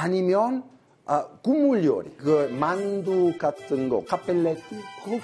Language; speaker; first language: Korean; non-native, learner; Italian